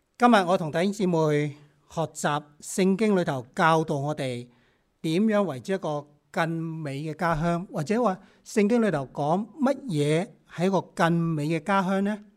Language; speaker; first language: Chinese; non-native, local second language; Cantonese